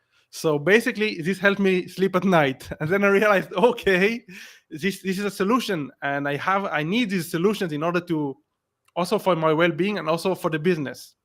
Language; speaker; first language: English; non-native, fluent; Hebrew